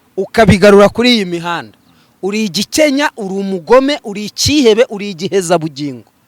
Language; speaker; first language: Kinyarwanda; native; Kinyarwanda